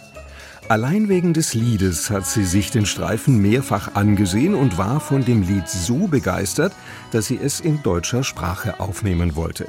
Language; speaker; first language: German; native; German